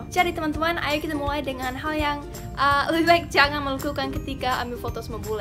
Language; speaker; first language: Indonesian; non-native, fluent; English